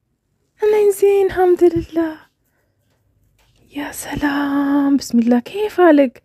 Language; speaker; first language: Arabic; non-native, learner; Oromo